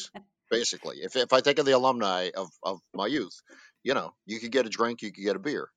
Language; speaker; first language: English; native; English